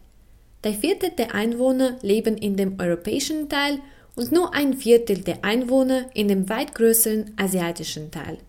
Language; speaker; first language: German; non-native, fluent; Russian